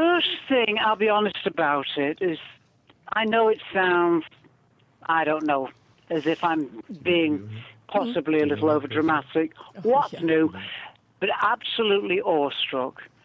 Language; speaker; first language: English; native; English